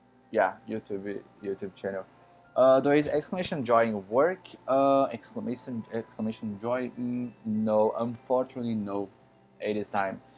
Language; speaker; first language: English; non-native, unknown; Portuguese